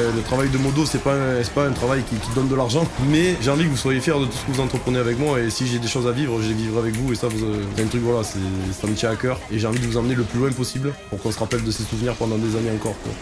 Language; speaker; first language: French; native; French